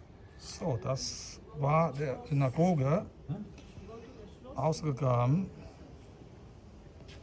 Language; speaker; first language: German; non-native, fluent; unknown